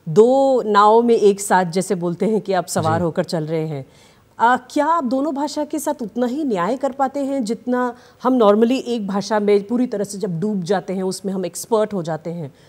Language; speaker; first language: Hindi; native; Hindi